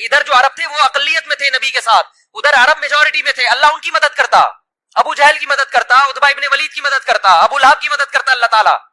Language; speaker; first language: Urdu; native; Urdu